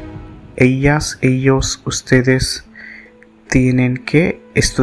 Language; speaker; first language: Spanish; non-native, fluent; Telugu